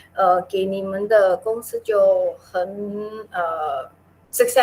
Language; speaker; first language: Chinese; non-native, local second language; Min Nan Chinese